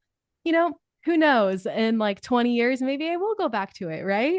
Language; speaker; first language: English; native; English